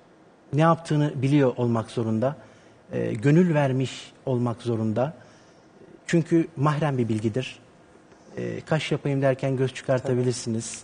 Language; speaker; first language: Turkish; native; Turkish